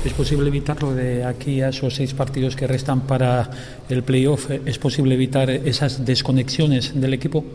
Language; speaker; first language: Spanish; native; Spanish